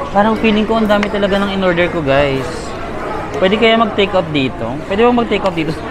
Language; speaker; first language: Filipino; native; Filipino